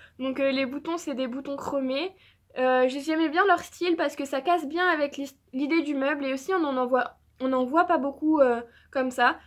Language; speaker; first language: French; native; French